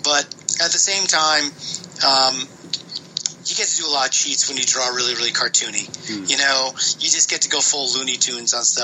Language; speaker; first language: English; native; English